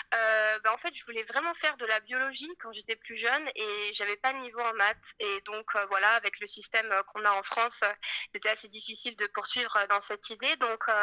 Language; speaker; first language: French; native; French